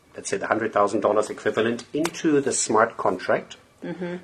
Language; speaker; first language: English; non-native, fluent; German